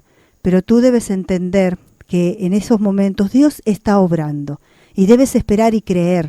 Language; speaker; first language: Spanish; native; Spanish